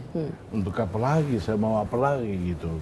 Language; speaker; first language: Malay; non-native, fluent; Tetum